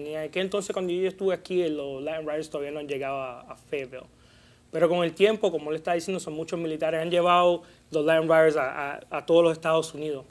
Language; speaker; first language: Spanish; early bilingual, heritage; Spanish